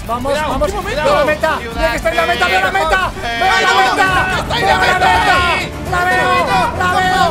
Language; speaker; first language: Spanish; native; Spanish